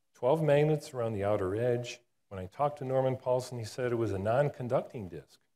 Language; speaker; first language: English; native; English